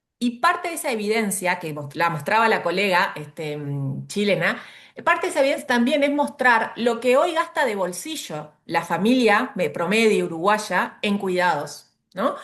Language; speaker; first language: Spanish; native; Spanish